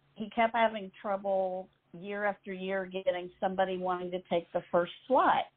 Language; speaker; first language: English; native; English